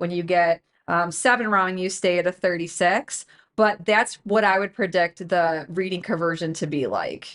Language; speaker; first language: English; native; English